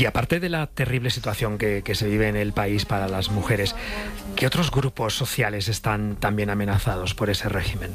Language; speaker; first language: Spanish; native; Spanish